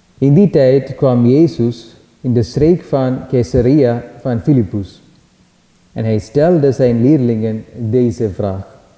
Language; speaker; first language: Dutch; non-native, fluent; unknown